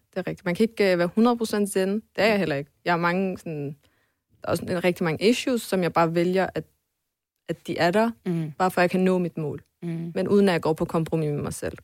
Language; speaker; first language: Danish; early bilingual, other home language; Armenian